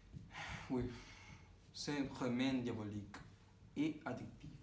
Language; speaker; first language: French; non-native, learner; Spanish